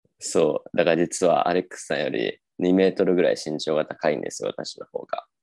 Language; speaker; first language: Japanese; native; Japanese